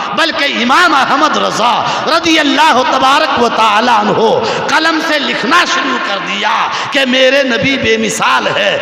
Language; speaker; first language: Urdu; non-native, local second language; Bangla